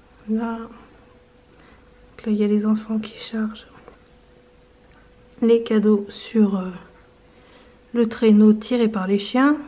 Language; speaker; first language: French; native; French